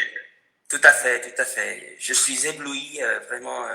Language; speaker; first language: French; non-native, fluent; Spanish